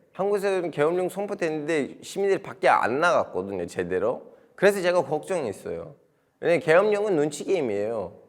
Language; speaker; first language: Korean; non-native, fluent; Turkish